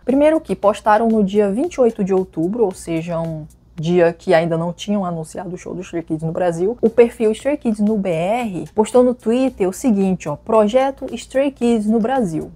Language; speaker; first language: Portuguese; native; Portuguese